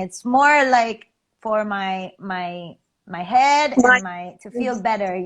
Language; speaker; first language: English; non-native, fluent; Spanish